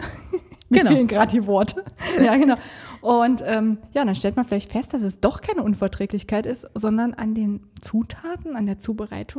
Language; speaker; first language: German; native; German